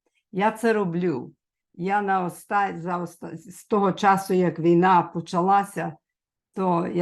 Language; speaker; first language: Ukrainian; early bilingual, heritage; Ukrainian